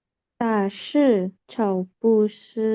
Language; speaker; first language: Chinese; non-native, learner; Indonesian